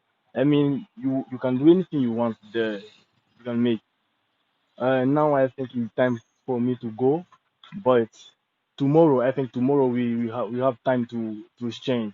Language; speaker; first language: English; non-native, learner; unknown